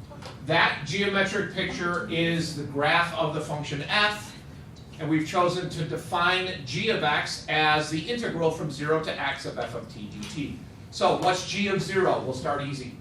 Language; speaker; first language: English; native; English